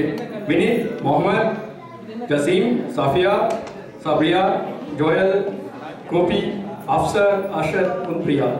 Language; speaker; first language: German; non-native, learner; Tamil